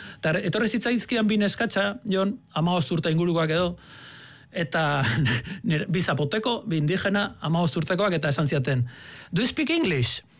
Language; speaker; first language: Basque; native; Basque